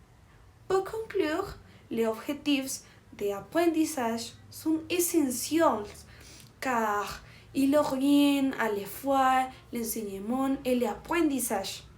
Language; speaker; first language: French; non-native, fluent; Spanish